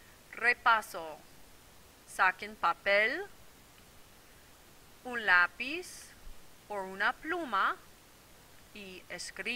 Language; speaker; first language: Spanish; non-native, fluent; English